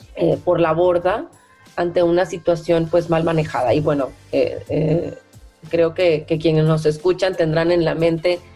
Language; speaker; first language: Spanish; native; Spanish